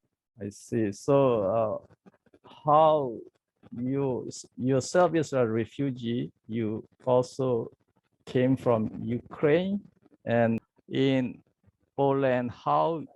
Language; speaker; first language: English; non-native, learner; Burmese